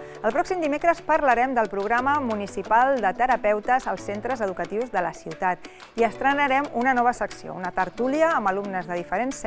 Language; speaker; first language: Catalan; native; Catalan